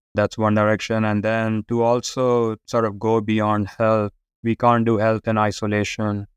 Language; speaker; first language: English; non-native, local second language; Hindi